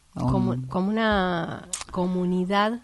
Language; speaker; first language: Spanish; native; Spanish